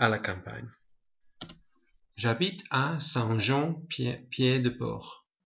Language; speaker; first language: French; non-native, fluent; English